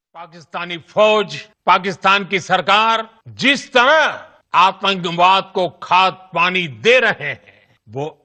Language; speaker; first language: Hindi; non-native, local second language; Gujarati